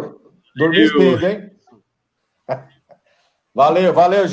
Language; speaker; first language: Portuguese; native; Portuguese